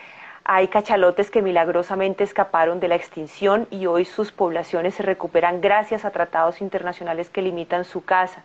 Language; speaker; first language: Spanish; native; Spanish